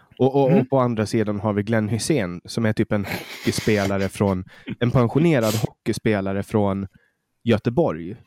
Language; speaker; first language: Swedish; native; Swedish